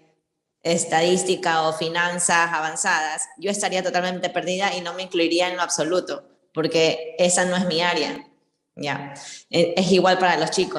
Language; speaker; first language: Spanish; native; Spanish